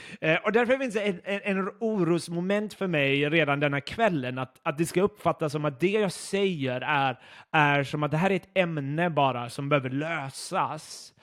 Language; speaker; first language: Swedish; non-native, fluent; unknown